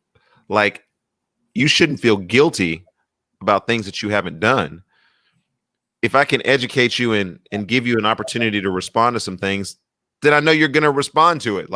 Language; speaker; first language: English; native; English